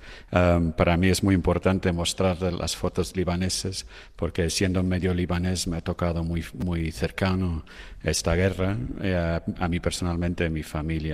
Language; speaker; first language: Spanish; non-native, fluent; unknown